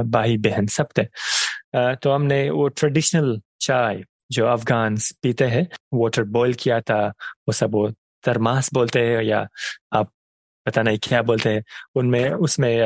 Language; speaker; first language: Urdu; non-native, fluent; Persian